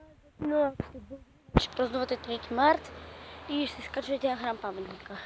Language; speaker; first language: Bulgarian; native; Bulgarian